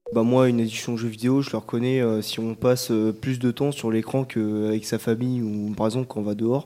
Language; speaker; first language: French; native; French